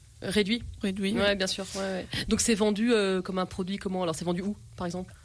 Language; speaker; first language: French; native; French